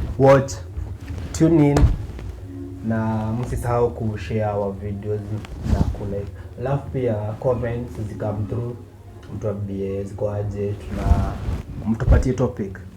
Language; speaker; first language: Swahili; native; Swahili